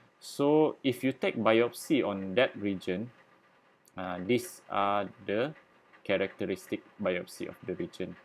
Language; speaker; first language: English; non-native, local second language; Malay